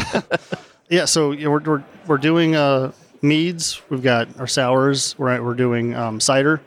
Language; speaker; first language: English; native; English